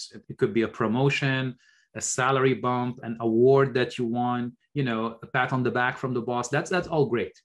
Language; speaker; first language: English; non-native, fluent; Arabic